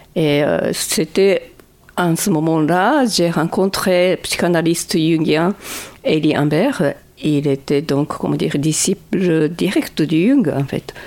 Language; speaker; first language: French; non-native, fluent; Japanese